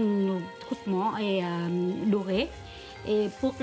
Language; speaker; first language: French; non-native, learner; Vietnamese